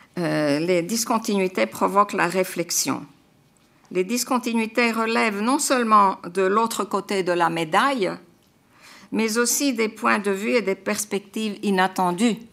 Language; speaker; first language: French; non-native, fluent; Croatian